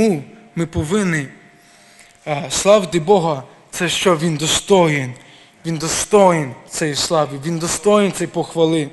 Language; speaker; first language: Ukrainian; early bilingual, heritage; Ukrainian